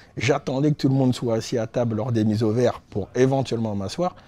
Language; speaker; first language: French; native; French